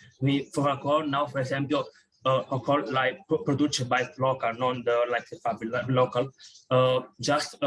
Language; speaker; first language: English; non-native, fluent; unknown